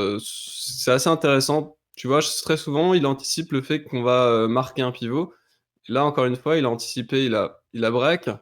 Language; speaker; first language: French; native; French